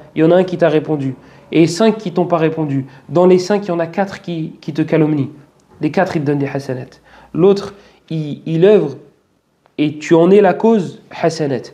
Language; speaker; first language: French; native; French